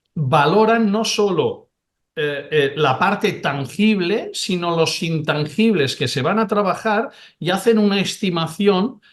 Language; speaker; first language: Spanish; non-native, local second language; Catalan